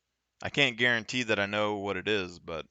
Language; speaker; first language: English; native; English